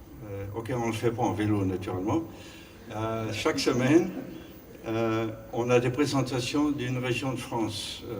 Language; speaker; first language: French; non-native, fluent; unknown